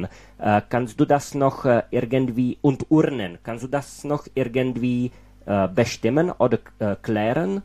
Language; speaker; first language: German; non-native, fluent; Czech